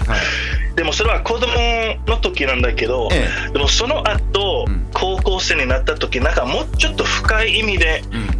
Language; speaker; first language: Japanese; non-native, fluent; English